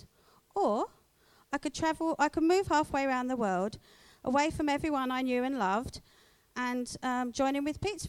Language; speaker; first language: English; native; English